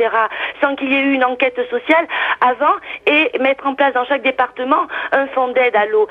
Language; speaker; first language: French; native; French